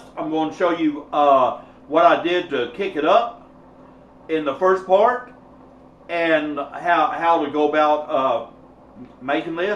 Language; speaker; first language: English; native; English